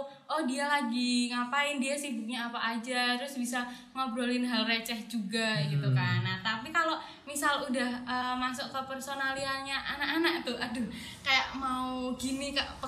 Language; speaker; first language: Indonesian; native; Indonesian